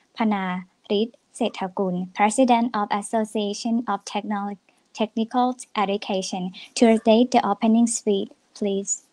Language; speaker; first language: English; non-native, fluent; Thai